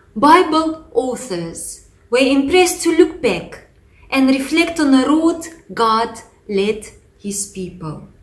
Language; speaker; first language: English; non-native, fluent; Russian